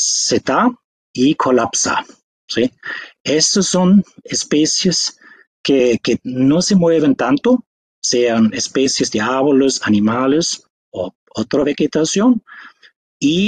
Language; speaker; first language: Spanish; non-native, fluent; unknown